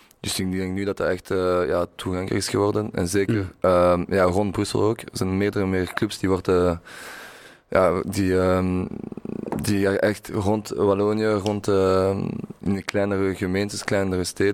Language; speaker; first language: Dutch; non-native, local second language; French